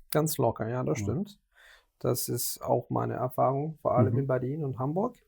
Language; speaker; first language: German; non-native, fluent; Italian